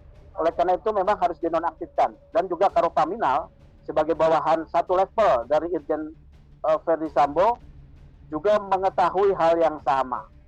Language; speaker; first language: Indonesian; native; Indonesian